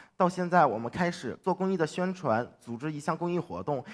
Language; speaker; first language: Chinese; native; Chinese